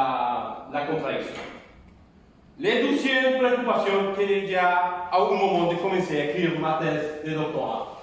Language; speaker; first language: French; non-native, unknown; Spanish